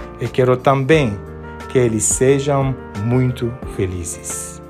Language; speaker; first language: Portuguese; non-native, fluent; Armenian